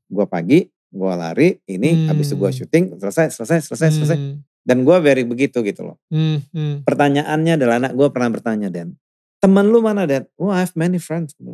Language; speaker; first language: Indonesian; native; Indonesian